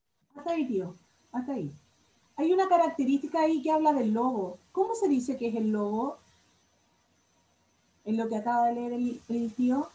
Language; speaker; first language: Spanish; native; Spanish